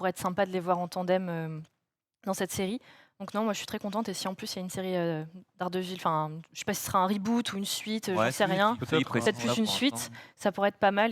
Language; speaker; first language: French; native; French